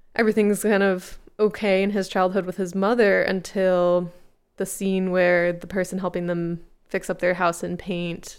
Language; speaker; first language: English; native; English